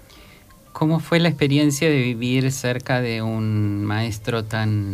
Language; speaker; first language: Spanish; native; Spanish